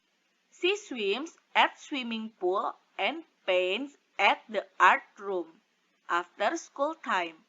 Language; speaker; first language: English; non-native, fluent; Indonesian